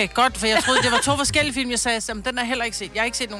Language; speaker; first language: Danish; native; Danish